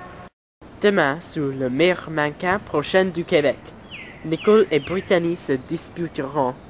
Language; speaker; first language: French; non-native, learner; English